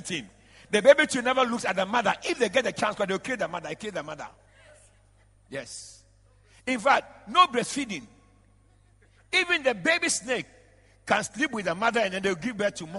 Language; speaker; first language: English; non-native, local second language; Akan